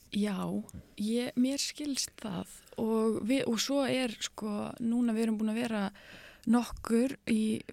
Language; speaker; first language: Icelandic; native; Icelandic